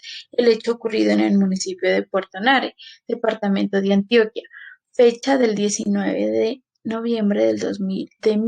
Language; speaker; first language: Spanish; native; Spanish